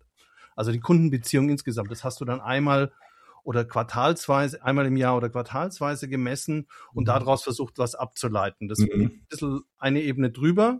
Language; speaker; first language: German; native; German